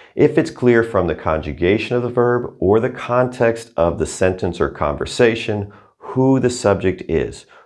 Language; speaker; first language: English; native; English